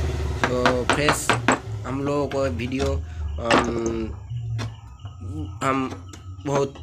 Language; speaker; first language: Hindi; non-native, local second language; Bangla